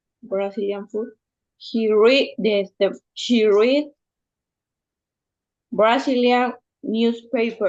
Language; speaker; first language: English; non-native, learner; Spanish